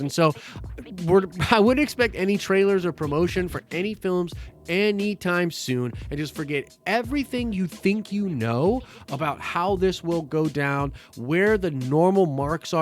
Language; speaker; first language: English; native; English